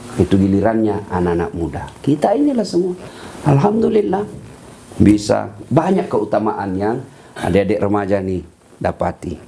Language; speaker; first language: Malay; non-native, local second language; Buginese